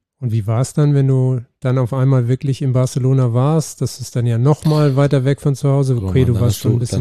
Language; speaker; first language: German; native; German